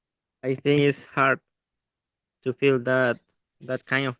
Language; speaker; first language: English; non-native, learner; Spanish